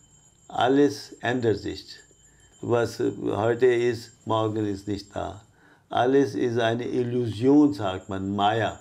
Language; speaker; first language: German; non-native, fluent; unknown